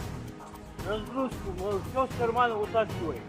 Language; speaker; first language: Russian; native; Russian